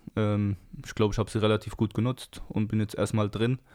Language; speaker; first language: German; native; German